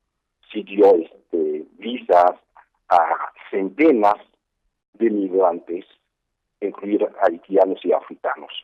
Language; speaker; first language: Spanish; non-native, fluent; Haitian Creole